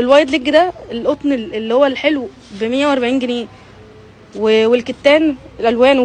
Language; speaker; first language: Arabic; native; Arabic